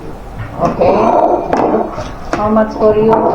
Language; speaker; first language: English; non-native, local second language; Filipino